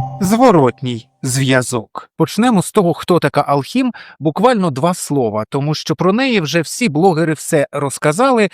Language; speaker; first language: Ukrainian; non-native, local second language; Russian